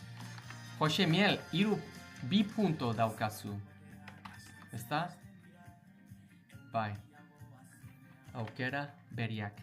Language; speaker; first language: Basque; non-native, learner; English